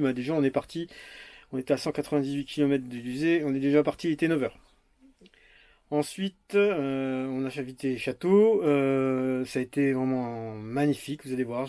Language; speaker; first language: French; native; French